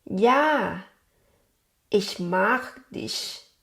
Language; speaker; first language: German; non-native, fluent; Thai